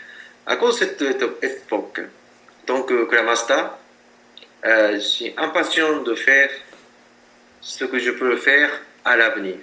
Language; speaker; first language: French; non-native, learner; Japanese